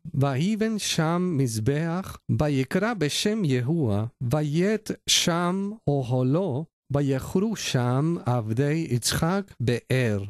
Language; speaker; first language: Hebrew; non-native, learner; Spanish